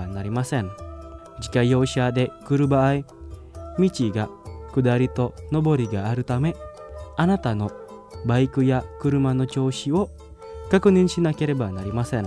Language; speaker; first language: Japanese; non-native, fluent; Indonesian